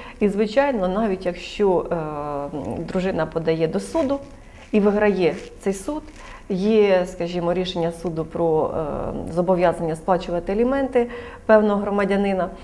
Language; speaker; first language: Ukrainian; native; Ukrainian